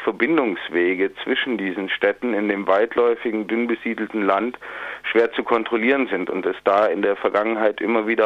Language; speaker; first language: German; native; German